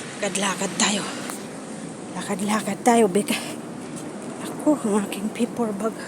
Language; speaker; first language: Filipino; non-native, local second language; Cebuano